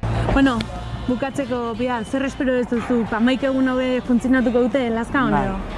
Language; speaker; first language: Basque; native; Basque